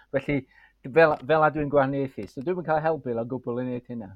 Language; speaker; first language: Welsh; native; Welsh